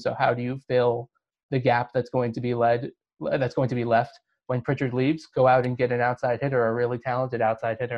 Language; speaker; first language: English; native; English